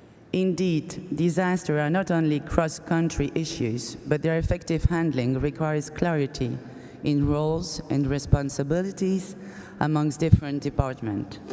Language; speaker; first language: English; non-native, fluent; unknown